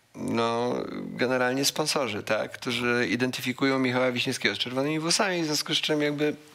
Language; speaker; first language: Polish; native; Polish